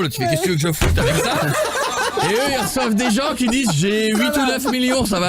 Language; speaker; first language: French; native; French